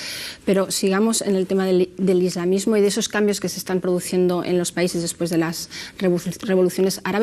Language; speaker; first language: Spanish; native; Spanish